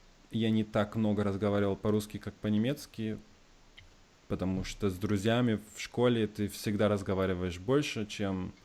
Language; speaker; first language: Russian; early bilingual, heritage; Russian